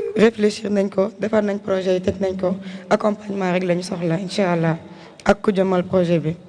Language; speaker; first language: Wolof; non-native, local second language; Jola-Fonyi